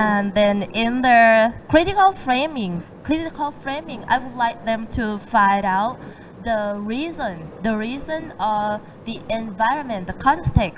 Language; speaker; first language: English; non-native, learner; Thai